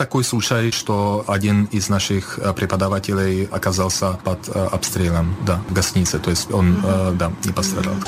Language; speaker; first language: Russian; non-native, fluent; Czech